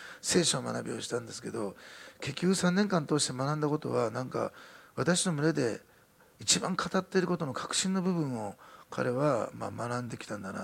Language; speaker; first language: Japanese; native; Japanese